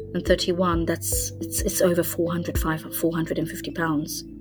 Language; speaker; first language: English; non-native, fluent; Hungarian